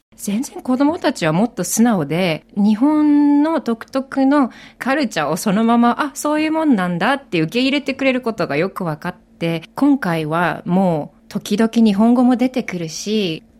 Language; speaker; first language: Japanese; native; Japanese